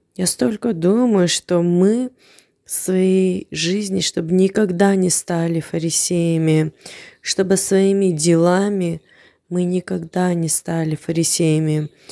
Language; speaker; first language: Russian; non-native, fluent; Armenian